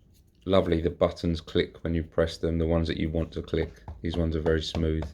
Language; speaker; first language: English; native; English